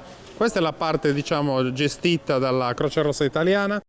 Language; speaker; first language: Italian; native; Italian